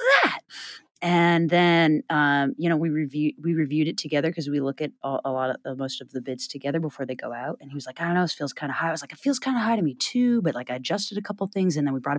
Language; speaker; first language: English; native; English